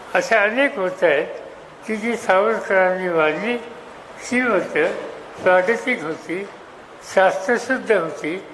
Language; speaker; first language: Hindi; non-native, local second language; Marathi